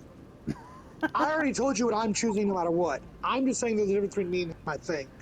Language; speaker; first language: English; native; English